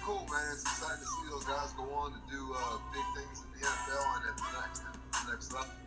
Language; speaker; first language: English; native; English